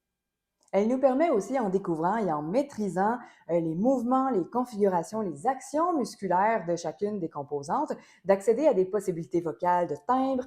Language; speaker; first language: French; native; French